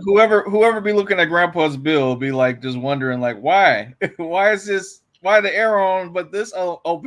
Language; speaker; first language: English; native; English